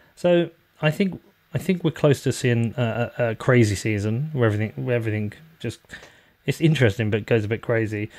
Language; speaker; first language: English; native; English